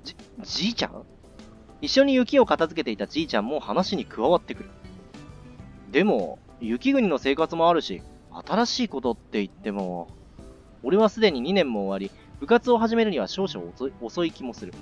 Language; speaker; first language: Japanese; native; Japanese